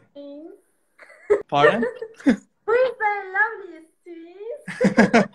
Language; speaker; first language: English; non-native, learner; Persian